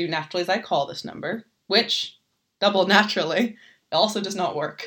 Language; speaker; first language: English; native; English